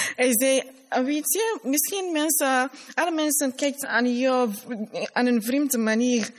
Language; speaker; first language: Dutch; non-native, learner; Fula